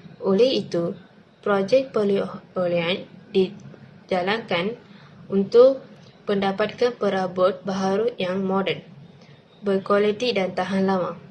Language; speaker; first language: Malay; non-native, local second language; Tamil